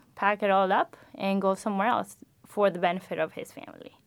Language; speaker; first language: English; non-native, fluent; Spanish